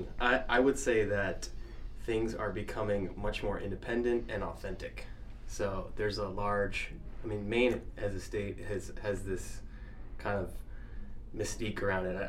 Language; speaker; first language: English; native; English